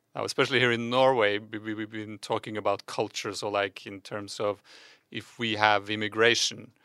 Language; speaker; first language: English; non-native, fluent; Norwegian